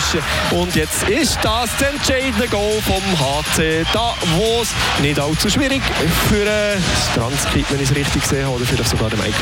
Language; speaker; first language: German; native; German